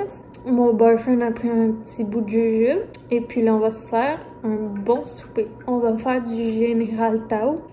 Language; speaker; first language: French; native; French